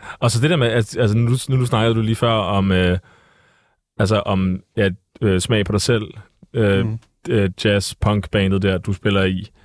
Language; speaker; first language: Danish; native; Danish